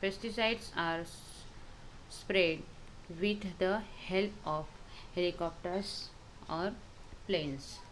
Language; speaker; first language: English; non-native, local second language; Hindi